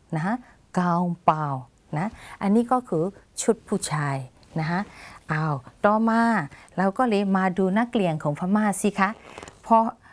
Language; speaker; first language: Thai; non-native, fluent; Burmese